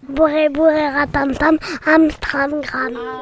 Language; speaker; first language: French; native; French